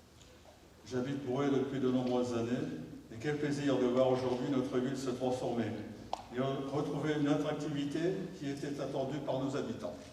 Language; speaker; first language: French; native; French